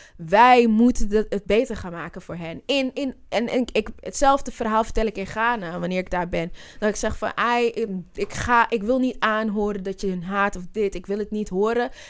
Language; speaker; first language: Dutch; native; Dutch